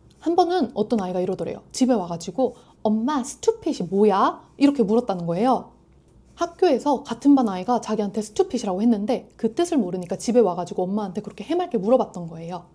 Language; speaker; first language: Korean; native; Korean